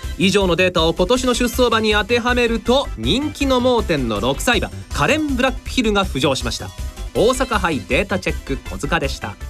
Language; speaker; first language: Japanese; native; Japanese